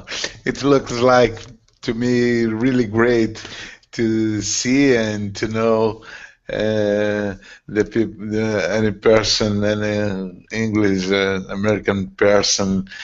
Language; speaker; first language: English; non-native, learner; Portuguese